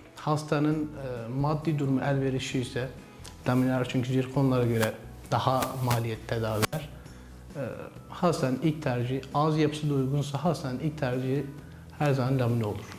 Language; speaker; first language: Turkish; native; Turkish